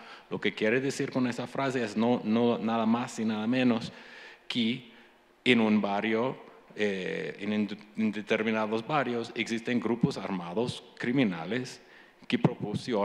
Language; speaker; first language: Spanish; non-native, fluent; English